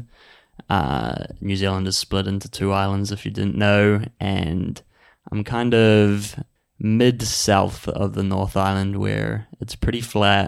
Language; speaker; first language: English; native; English